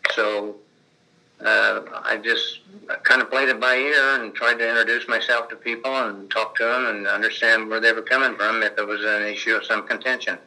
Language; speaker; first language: English; native; English